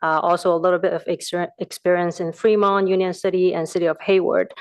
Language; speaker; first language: English; non-native, fluent; Chinese